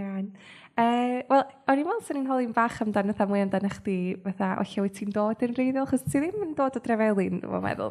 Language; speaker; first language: Welsh; native; Welsh